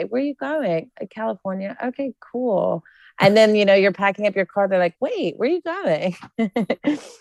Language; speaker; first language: English; native; English